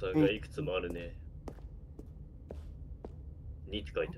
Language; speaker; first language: Japanese; native; Japanese